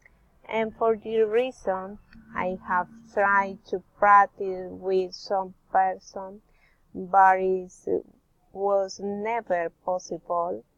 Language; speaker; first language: English; non-native, learner; Spanish